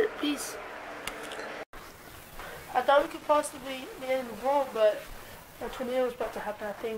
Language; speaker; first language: English; native; English